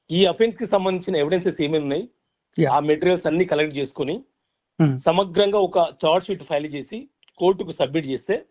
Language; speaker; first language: Telugu; native; Telugu